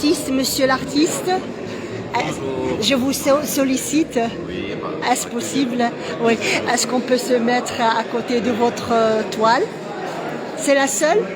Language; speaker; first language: French; non-native, local second language; Arabic